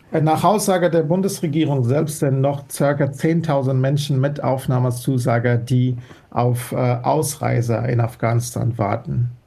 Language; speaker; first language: German; non-native, fluent; Persian